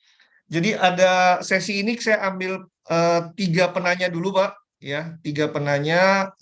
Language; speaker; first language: Indonesian; native; Indonesian